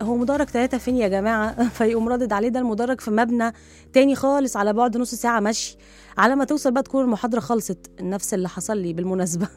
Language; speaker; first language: Arabic; native; Arabic